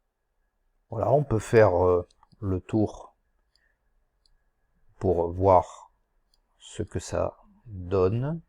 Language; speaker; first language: French; native; French